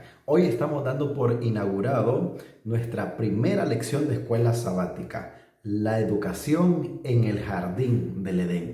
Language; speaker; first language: Spanish; native; Spanish